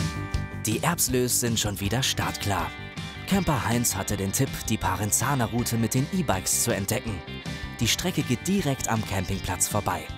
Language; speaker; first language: German; native; German